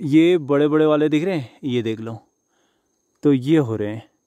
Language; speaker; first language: Hindi; native; Hindi